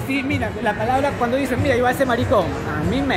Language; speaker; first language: Spanish; native; Spanish